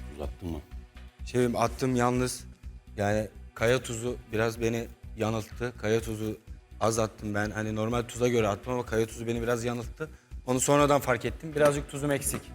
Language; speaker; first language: Turkish; native; Turkish